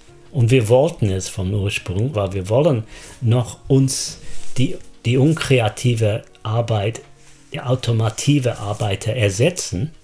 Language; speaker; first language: German; non-native, fluent; English